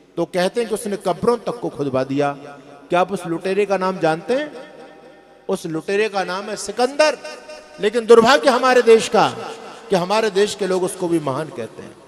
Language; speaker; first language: Hindi; native; Hindi